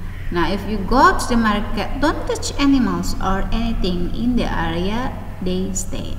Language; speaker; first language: English; non-native, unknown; Indonesian